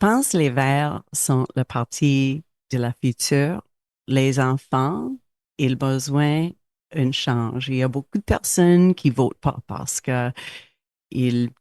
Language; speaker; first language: French; non-native, local second language; English